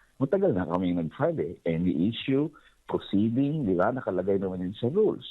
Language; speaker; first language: Filipino; native; Filipino